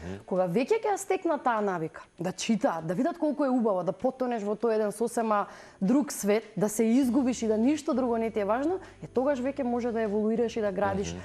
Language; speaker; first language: Macedonian; native; Macedonian